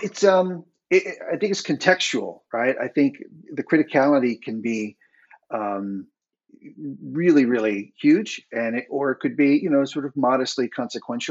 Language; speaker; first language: English; native; English